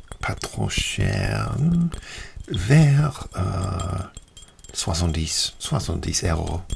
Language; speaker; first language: French; non-native, learner; English